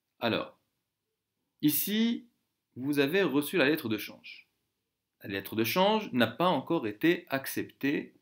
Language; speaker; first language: French; non-native, local second language; Arabic